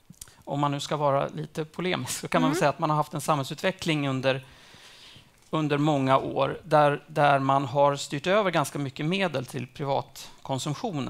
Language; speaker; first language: Swedish; native; Swedish